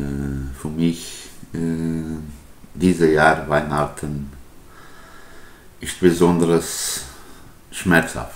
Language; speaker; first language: German; non-native, learner; Portuguese